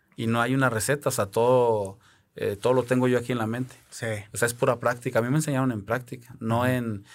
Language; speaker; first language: Spanish; native; Spanish